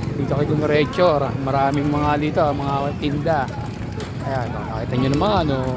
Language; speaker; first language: Filipino; native; Filipino